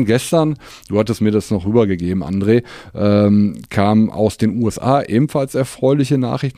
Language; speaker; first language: German; native; German